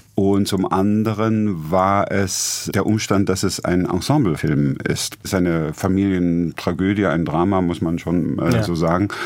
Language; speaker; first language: German; native; German